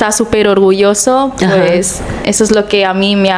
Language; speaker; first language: Spanish; early bilingual, other home language; Filipino